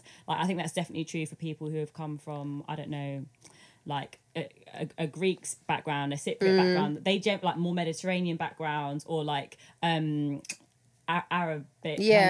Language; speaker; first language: English; native; English